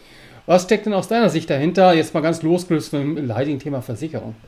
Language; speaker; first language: German; native; German